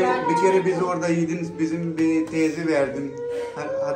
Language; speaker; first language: Turkish; non-native, learner; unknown